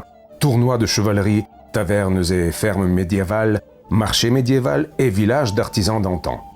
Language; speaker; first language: French; native; French